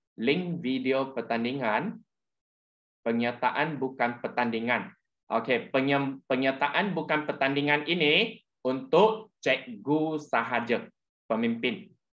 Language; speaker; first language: Malay; non-native, local second language; Chinese